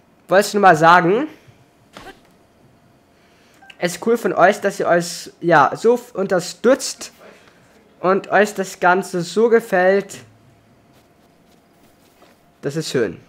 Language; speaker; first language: German; native; German